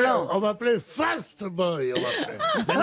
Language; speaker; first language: French; native; French